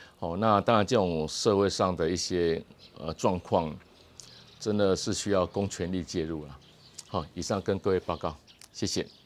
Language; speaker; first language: Chinese; native; Chinese